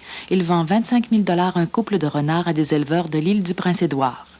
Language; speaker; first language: French; native; French